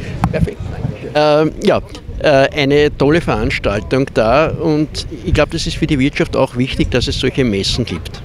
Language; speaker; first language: German; native; German